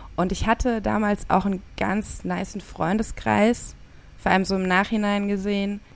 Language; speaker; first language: German; native; German